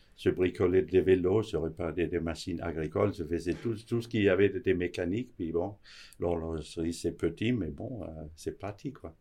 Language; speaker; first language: French; non-native, fluent; Danish